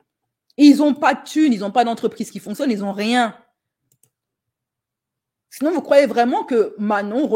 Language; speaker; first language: French; native; French